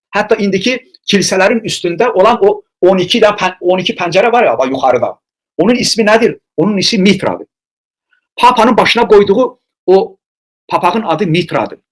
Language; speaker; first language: Azerbaijani; non-native, local second language; Talysh